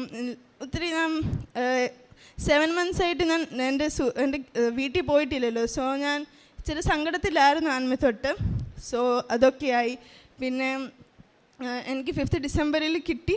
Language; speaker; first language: Malayalam; early bilingual, heritage; Malayalam